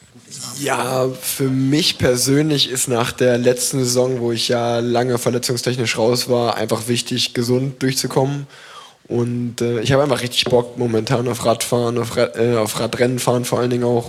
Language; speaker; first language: German; native; German